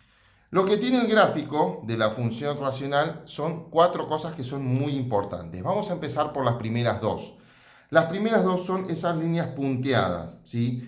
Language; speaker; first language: Spanish; native; Spanish